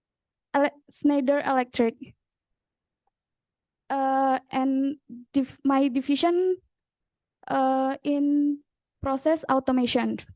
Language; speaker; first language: English; non-native, learner; Indonesian